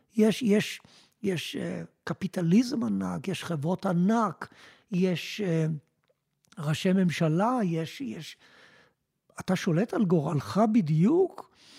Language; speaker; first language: Hebrew; early bilingual, other home language; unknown